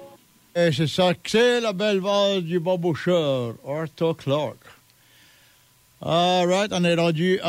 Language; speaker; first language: French; native; French